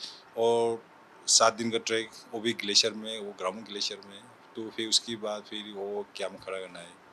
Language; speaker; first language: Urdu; non-native, learner; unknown